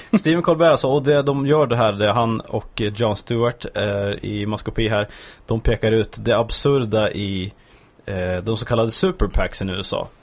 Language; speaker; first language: Swedish; native; Swedish